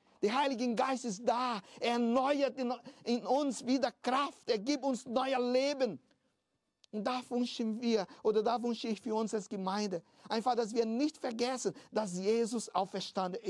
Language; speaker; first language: German; non-native, fluent; Portuguese